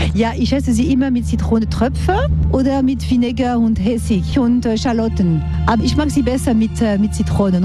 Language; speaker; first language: German; non-native, learner; French